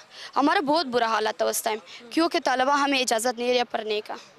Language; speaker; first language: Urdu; non-native, learner; Persian